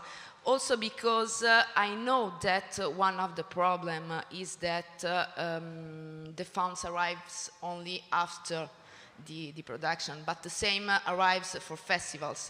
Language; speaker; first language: English; non-native, learner; Italian